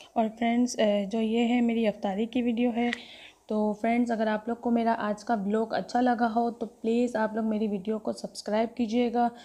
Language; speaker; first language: Urdu; native; Urdu